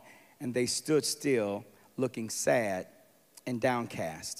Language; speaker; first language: English; native; English